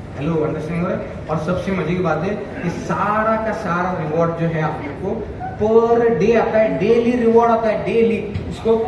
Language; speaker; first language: Hindi; non-native, local second language; Marathi